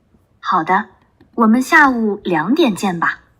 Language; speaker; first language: Chinese; non-native, learner; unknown